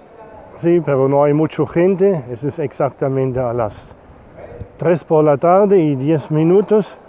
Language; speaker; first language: Spanish; non-native, learner; German